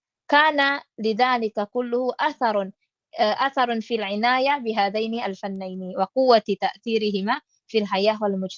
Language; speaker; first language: Arabic; non-native, fluent; Indonesian